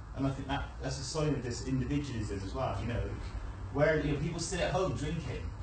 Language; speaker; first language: English; native; English